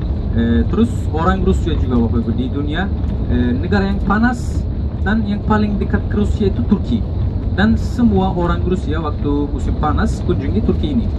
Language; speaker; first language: Indonesian; non-native, fluent; Turkish